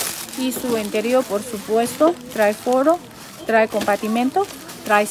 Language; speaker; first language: Spanish; non-native, learner; Chinese